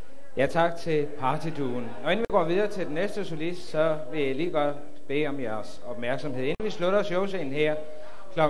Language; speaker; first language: Danish; native; Danish